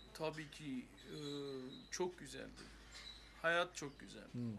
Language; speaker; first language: Turkish; non-native, fluent; Armenian